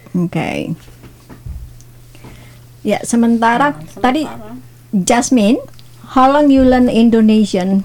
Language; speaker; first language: English; non-native, learner; Indonesian